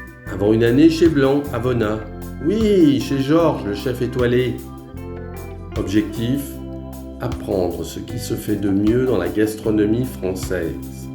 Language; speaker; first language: French; native; French